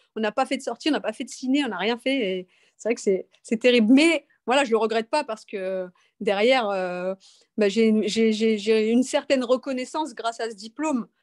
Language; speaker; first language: French; native; French